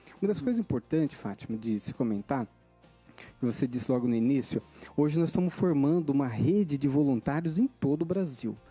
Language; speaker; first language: Portuguese; native; Portuguese